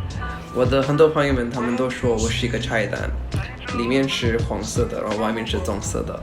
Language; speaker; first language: Chinese; early bilingual, other home language; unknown